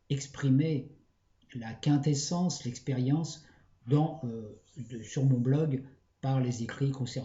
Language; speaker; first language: French; native; French